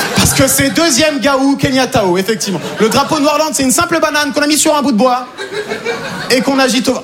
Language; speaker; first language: French; native; French